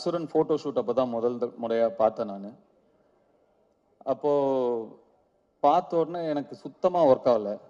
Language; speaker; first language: Tamil; native; Tamil